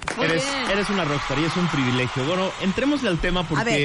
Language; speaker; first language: Spanish; native; Spanish